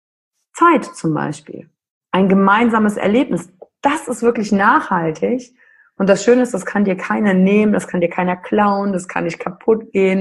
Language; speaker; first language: German; native; German